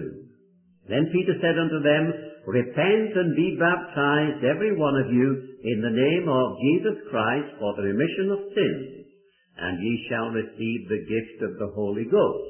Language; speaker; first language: English; native; English